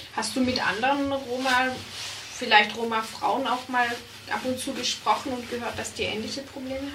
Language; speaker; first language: German; native; German